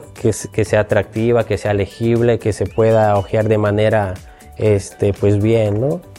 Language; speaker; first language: Spanish; native; Spanish